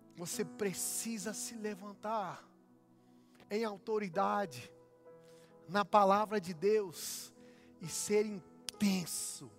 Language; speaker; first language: Portuguese; native; Portuguese